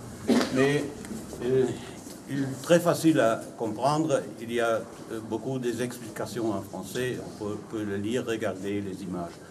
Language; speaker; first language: French; non-native, fluent; German